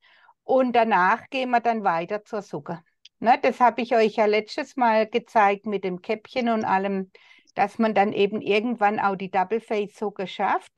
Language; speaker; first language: German; native; German